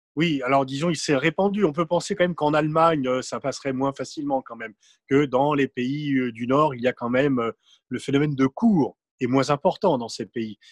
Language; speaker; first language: French; native; French